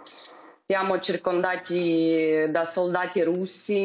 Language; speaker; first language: Italian; non-native, fluent; Ukrainian